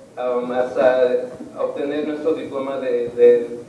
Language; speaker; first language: Spanish; early bilingual, heritage; Spanish